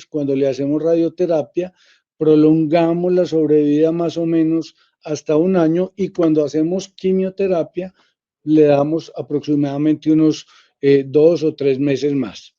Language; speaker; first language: Spanish; native; Spanish